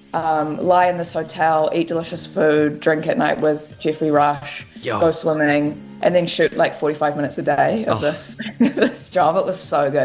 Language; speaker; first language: English; native; English